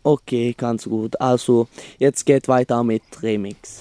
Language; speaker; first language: German; non-native, learner; Arabic